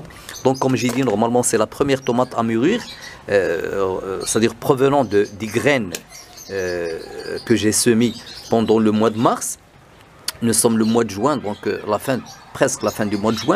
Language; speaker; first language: French; non-native, local second language; Arabic